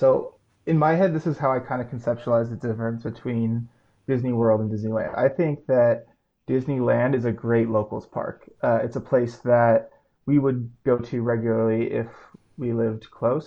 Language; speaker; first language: English; native; English